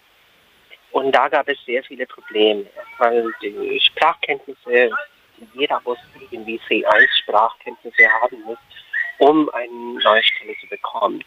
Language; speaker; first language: German; non-native, fluent; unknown